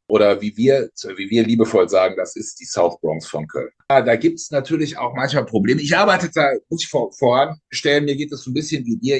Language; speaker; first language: German; native; German